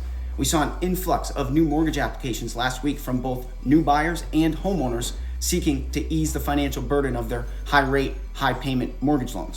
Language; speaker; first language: English; native; English